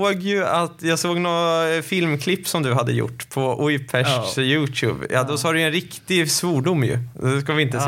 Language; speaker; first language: Swedish; native; Swedish